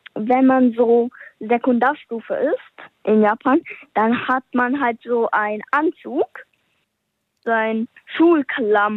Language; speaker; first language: German; early bilingual, heritage; German